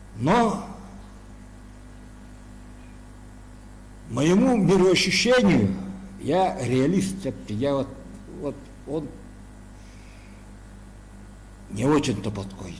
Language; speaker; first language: Russian; non-native, local second language; Yakut